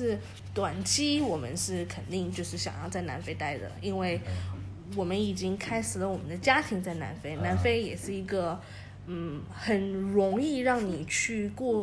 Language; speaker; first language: Chinese; early bilingual, heritage; Chinese